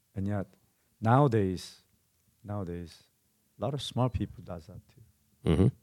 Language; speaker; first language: English; non-native, fluent; Korean